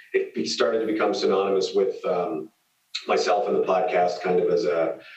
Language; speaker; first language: English; native; English